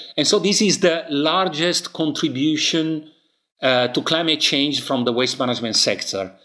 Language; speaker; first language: English; non-native, fluent; Italian